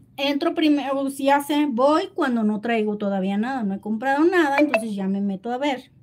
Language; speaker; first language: Spanish; native; Spanish